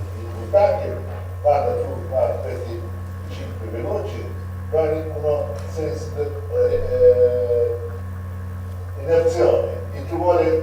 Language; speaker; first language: Italian; non-native, learner; Russian